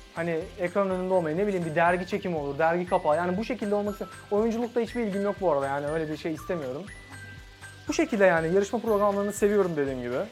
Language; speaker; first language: Turkish; native; Turkish